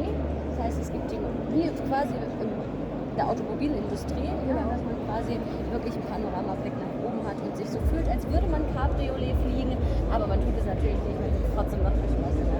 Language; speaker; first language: German; native; German